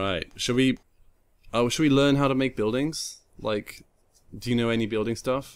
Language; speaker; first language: English; native; English